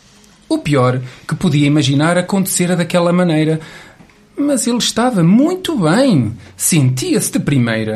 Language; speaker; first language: Portuguese; native; Portuguese